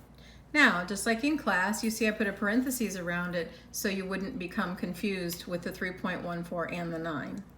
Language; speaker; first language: English; native; English